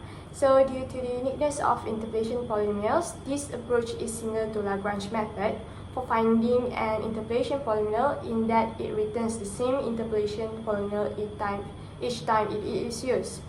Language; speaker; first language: English; non-native, local second language; Malay